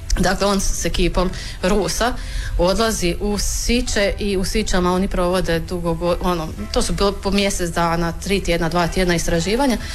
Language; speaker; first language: Croatian; native; Croatian